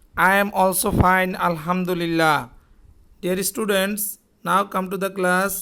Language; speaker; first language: English; non-native, fluent; Bangla